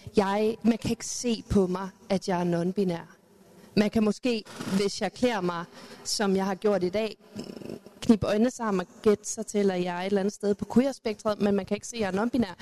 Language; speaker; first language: Danish; early bilingual, other home language; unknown